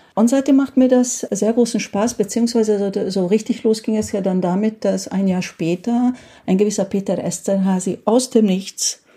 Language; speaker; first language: German; early bilingual, heritage; Hungarian